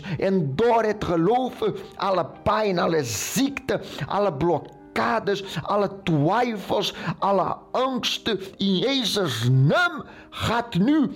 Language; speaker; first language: Dutch; non-native, local second language; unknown